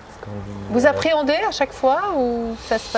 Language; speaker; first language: French; native; French